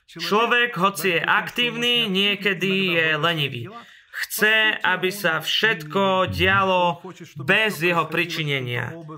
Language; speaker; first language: Slovak; non-native, fluent; Russian